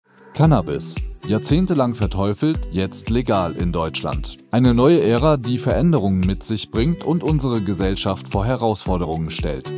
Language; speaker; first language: German; native; German